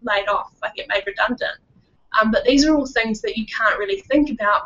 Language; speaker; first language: English; native; English